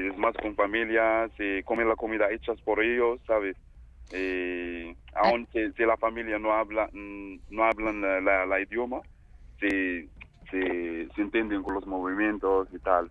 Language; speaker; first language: Spanish; non-native, fluent; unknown